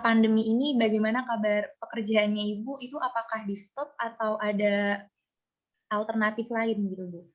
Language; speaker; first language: Indonesian; native; Indonesian